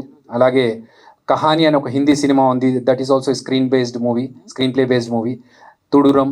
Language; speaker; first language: Telugu; native; Telugu